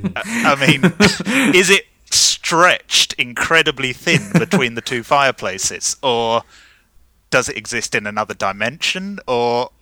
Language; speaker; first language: English; native; English